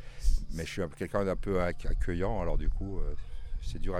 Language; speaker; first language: French; native; French